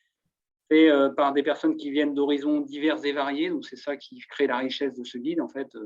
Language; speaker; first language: French; native; French